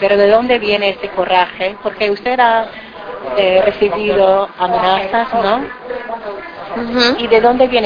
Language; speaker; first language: Spanish; non-native, fluent; English